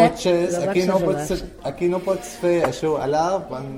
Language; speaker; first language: Catalan; non-native, learner; Arabic